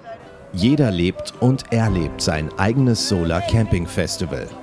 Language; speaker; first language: German; native; German